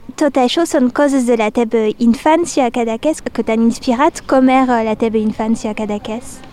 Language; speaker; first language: Catalan; non-native, local second language; French